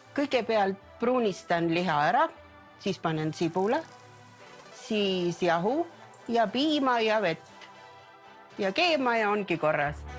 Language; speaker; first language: Estonian; native; Estonian